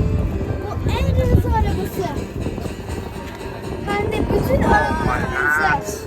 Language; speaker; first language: Turkish; early bilingual, heritage; Turkish